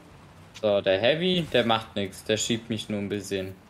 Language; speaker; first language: German; native; German